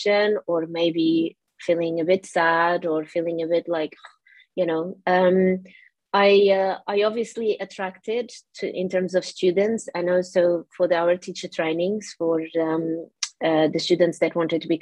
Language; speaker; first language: English; non-native, fluent; Portuguese